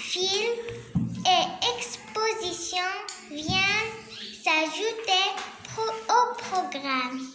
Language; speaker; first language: French; non-native, learner; Arabic